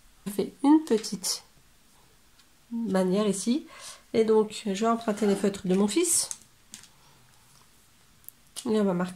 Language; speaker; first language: French; native; French